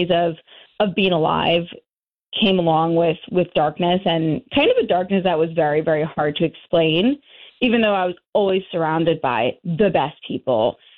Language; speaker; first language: English; native; English